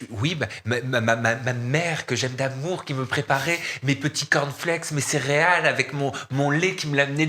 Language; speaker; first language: French; native; French